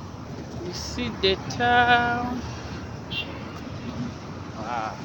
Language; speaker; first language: English; non-native, learner; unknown